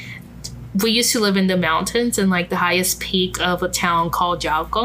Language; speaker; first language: English; non-native, fluent; Spanish